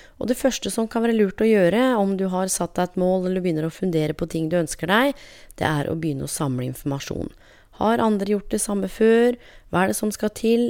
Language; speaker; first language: Norwegian; native; Norwegian